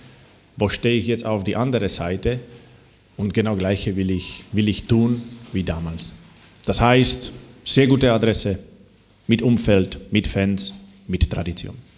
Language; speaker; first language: German; non-native, fluent; Slovak